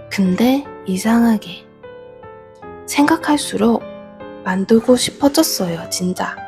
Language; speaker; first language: Korean; non-native, fluent; Vietnamese